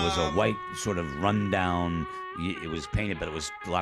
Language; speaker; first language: English; native; English